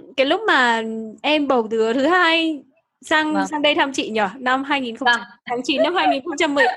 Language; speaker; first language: Vietnamese; native; Vietnamese